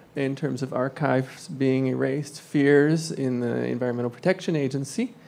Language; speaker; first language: English; native; English